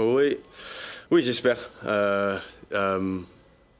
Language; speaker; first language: French; non-native, learner; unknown